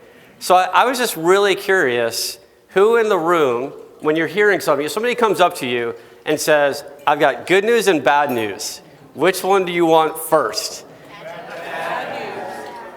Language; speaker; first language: English; native; English